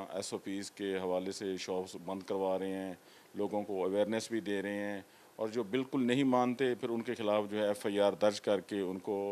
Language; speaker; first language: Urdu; non-native, local second language; Punjabi